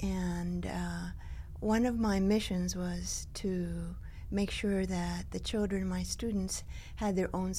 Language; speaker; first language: English; early bilingual, other home language; Spanish